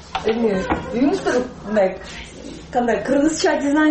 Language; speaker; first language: Kyrgyz; non-native, learner; English